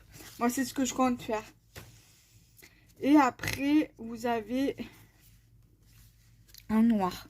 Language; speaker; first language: French; native; French